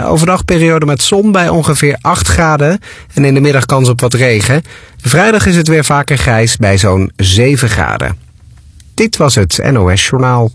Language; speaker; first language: Dutch; native; Dutch